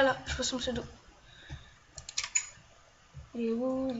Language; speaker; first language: French; native; French